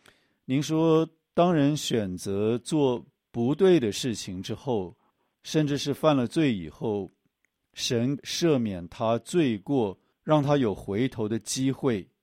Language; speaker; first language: Chinese; native; Chinese